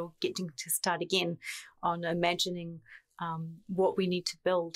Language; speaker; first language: English; native; English